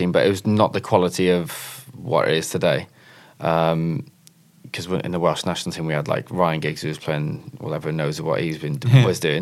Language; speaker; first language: English; native; English